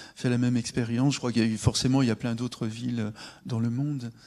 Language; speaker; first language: French; native; French